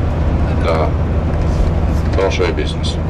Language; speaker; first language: Russian; non-native, fluent; Arabic